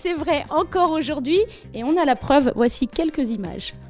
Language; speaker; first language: French; native; French